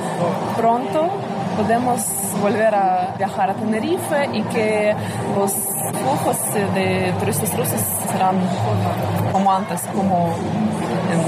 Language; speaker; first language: Spanish; non-native, learner; Russian